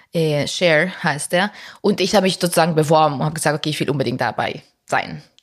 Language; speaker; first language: German; non-native, fluent; Spanish